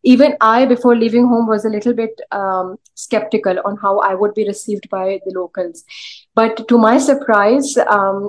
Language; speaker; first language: English; early bilingual, other home language; Urdu